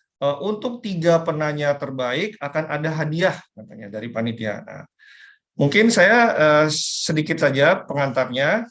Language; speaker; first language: Indonesian; native; Indonesian